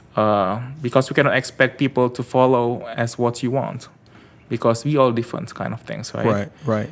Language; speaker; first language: English; early bilingual, other home language; Indonesian